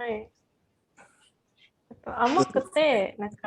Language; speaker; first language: Japanese; non-native, fluent; Indonesian